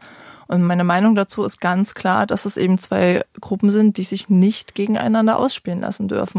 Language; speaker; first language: German; native; German